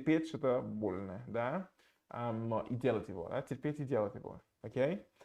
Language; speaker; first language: Russian; non-native, fluent; English